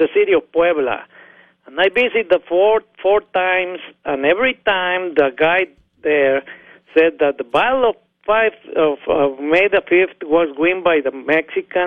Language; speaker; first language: English; non-native, learner; Spanish